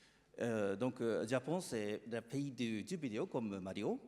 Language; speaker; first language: French; non-native, learner; Japanese